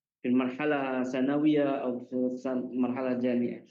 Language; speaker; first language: Arabic; non-native, learner; Malay